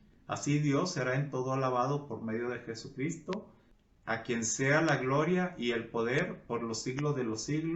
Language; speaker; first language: Spanish; native; Spanish